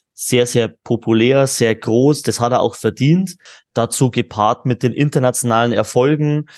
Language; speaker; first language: German; native; German